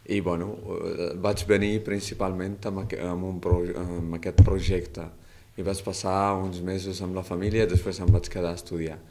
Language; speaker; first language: Catalan; early bilingual, other home language; Arabic